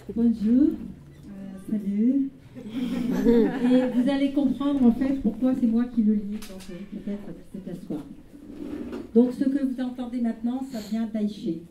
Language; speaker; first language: French; native; French